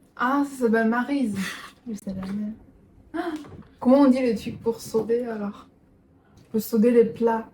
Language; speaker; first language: French; non-native, fluent; Chinese